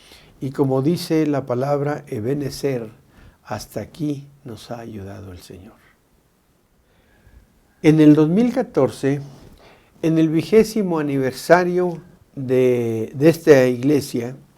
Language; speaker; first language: Spanish; native; Spanish